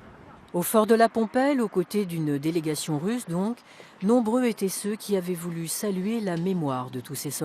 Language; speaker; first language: French; native; French